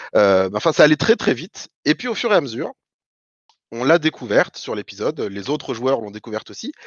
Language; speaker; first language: French; native; French